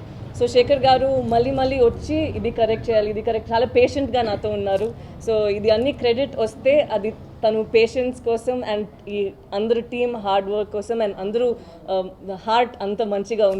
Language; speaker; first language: Telugu; non-native, local second language; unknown